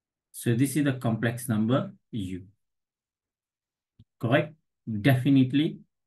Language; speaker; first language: English; non-native, local second language; Morisyen